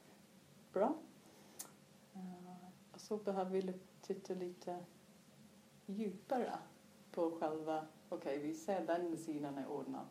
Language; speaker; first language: Swedish; non-native, fluent; English